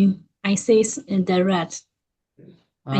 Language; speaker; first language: English; non-native, learner; Burmese